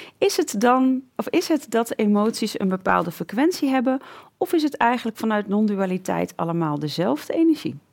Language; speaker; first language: Dutch; native; Dutch